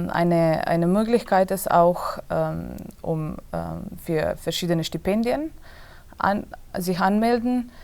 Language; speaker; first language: German; non-native, fluent; Slovenian